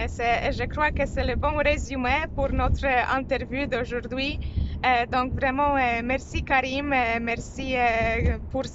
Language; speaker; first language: French; non-native, fluent; Polish